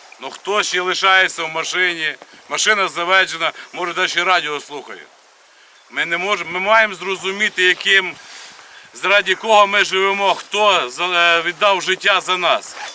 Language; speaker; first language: Ukrainian; native; Ukrainian